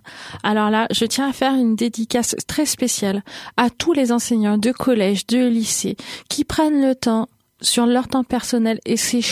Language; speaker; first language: French; native; French